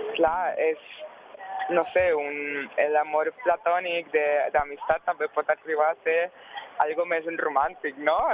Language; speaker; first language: Catalan; non-native, local second language; Spanish